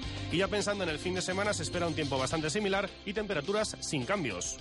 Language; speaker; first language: Spanish; native; Spanish